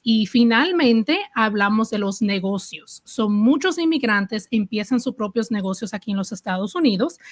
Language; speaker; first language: Spanish; early bilingual, heritage; Spanish